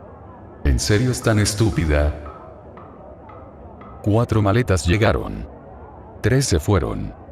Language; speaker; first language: Spanish; native; Spanish